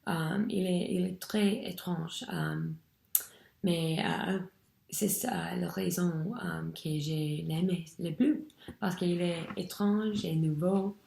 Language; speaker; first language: French; non-native, learner; English